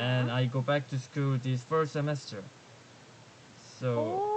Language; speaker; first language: English; non-native, learner; Korean